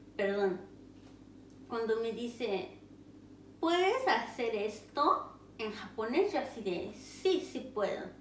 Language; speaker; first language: Spanish; native; Spanish